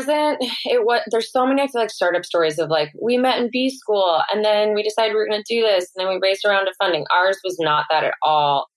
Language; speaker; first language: English; native; English